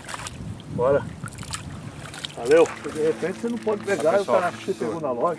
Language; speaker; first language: Portuguese; native; Portuguese